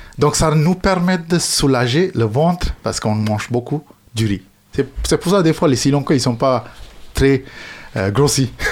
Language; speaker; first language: French; non-native, fluent; Sinhala